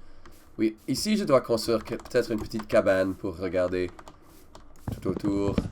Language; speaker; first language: French; non-native, learner; English